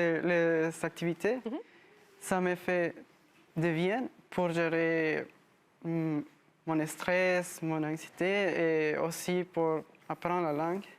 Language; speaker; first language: French; non-native, learner; Spanish